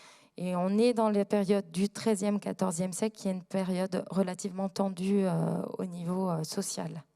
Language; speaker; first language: French; native; French